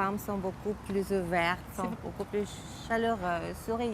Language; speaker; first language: French; non-native, fluent; Russian